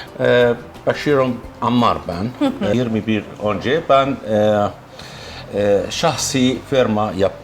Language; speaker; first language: Turkish; non-native, learner; Arabic